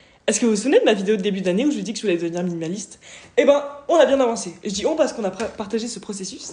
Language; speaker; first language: French; native; French